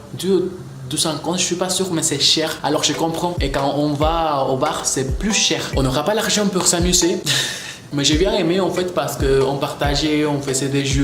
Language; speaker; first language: French; non-native, fluent; Spanish